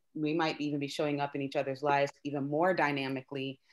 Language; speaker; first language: English; native; English